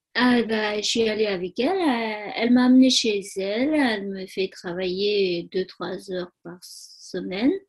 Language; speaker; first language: French; non-native, learner; Tibetan